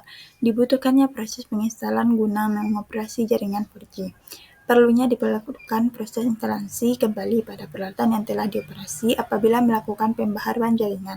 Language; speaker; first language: Indonesian; native; Indonesian